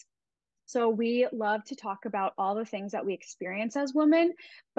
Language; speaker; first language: English; native; English